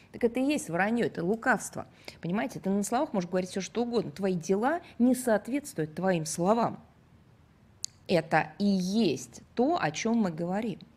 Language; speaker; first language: Russian; native; Russian